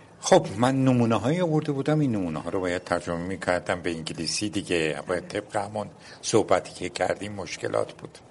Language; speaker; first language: Persian; non-native, local second language; Azerbaijani